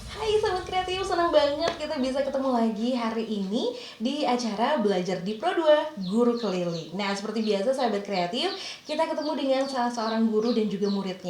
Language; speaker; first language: Indonesian; native; Indonesian